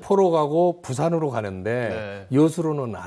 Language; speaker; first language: Korean; native; Korean